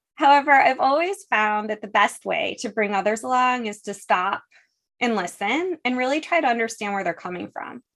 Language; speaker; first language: English; native; English